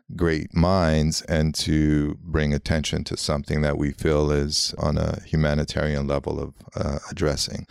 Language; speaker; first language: English; early bilingual, other home language; Armenian